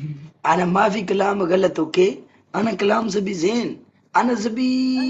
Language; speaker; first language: Arabic; non-native, learner; Punjabi